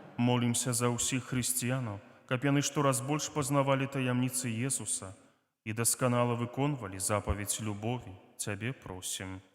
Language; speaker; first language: Belarusian; native; Belarusian